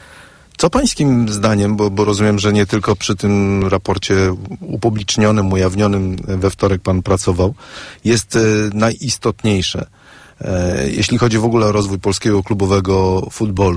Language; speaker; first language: Polish; native; Polish